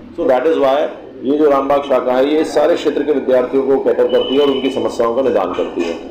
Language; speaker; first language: Hindi; native; Hindi